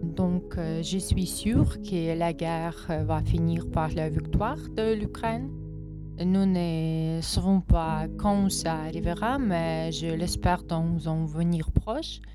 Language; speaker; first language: French; non-native, fluent; Ukrainian